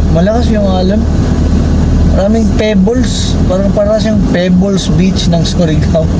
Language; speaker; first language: Filipino; native; Filipino